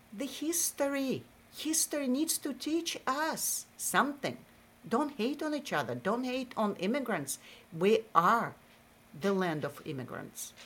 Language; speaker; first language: English; non-native, fluent; Russian